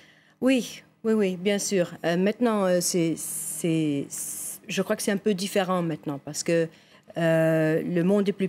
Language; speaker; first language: French; non-native, local second language; English